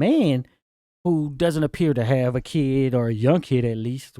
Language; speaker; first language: English; native; English